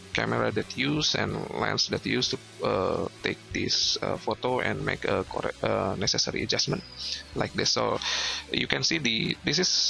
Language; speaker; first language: English; non-native, learner; Indonesian